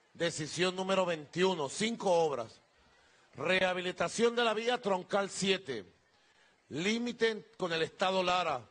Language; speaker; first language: Spanish; native; Spanish